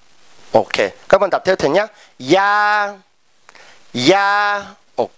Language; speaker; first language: Vietnamese; non-native, fluent; Korean